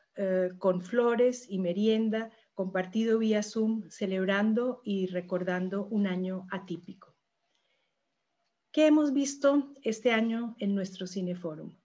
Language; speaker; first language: Spanish; native; Spanish